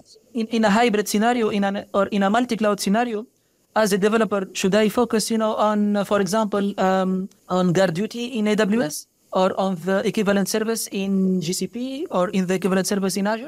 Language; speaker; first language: English; non-native, fluent; Arabic